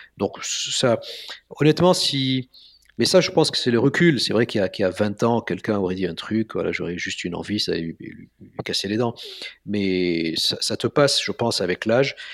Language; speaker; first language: French; non-native, local second language; Arabic